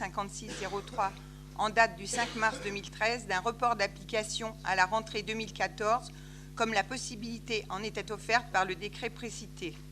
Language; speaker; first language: French; native; French